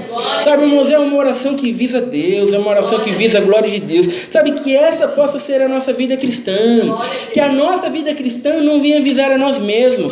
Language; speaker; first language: Portuguese; native; Portuguese